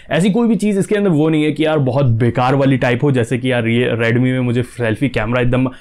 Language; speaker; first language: Hindi; native; Hindi